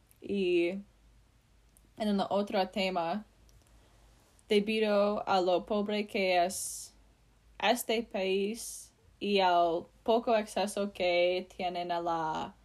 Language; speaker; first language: Spanish; non-native, learner; English